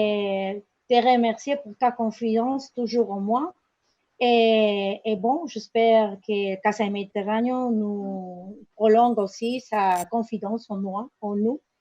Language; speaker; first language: French; non-native, learner; Spanish